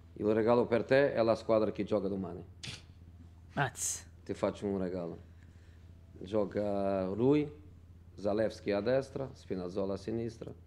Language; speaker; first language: Italian; non-native, fluent; Portuguese